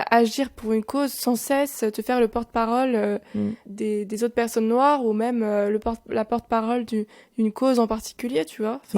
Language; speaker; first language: French; native; French